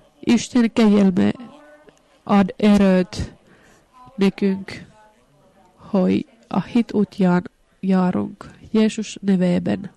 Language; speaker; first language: Hungarian; non-native, fluent; Finnish